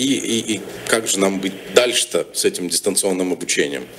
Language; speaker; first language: Russian; native; Russian